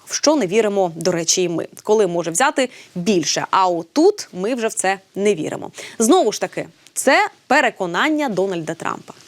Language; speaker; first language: Ukrainian; native; Ukrainian